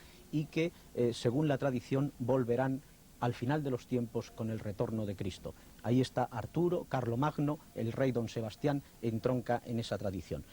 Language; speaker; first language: Spanish; native; Spanish